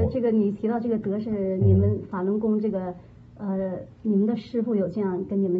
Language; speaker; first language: Chinese; native; Chinese